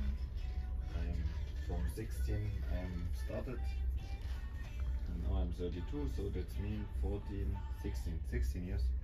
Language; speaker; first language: English; non-native, learner; German